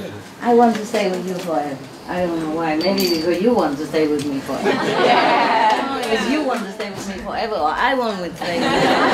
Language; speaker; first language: English; non-native, fluent; Vietnamese